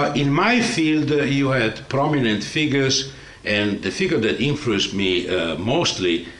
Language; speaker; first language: English; non-native, fluent; Italian